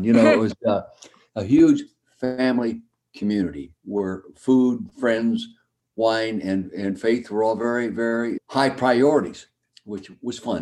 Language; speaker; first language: English; native; English